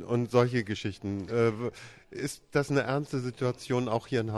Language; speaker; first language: German; native; German